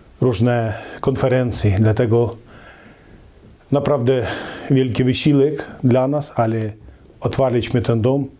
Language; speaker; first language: Polish; non-native, local second language; Ukrainian